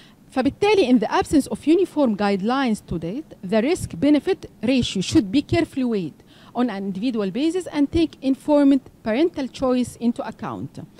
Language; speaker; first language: English; non-native, fluent; Arabic